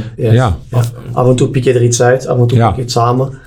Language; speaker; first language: Dutch; native; Dutch